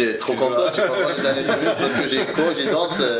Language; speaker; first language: French; non-native, learner; English